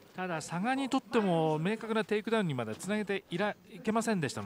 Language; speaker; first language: Japanese; native; Japanese